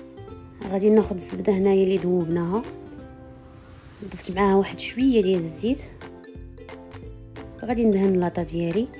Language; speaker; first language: Arabic; native; Arabic